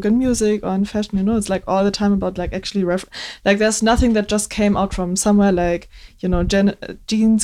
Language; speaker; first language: English; non-native, fluent; German